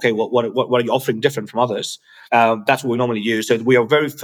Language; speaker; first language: English; non-native, fluent; Spanish